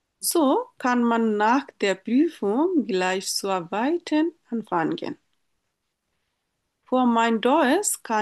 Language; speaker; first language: German; non-native, learner; Bangla